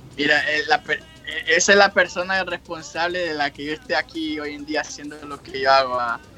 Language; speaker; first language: Spanish; native; Spanish